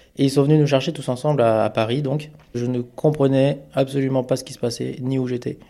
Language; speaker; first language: French; early bilingual, other home language; Amharic